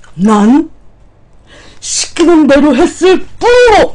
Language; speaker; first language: Korean; native; Korean